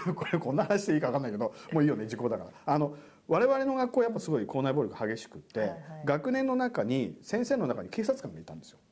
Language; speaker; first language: Japanese; native; Japanese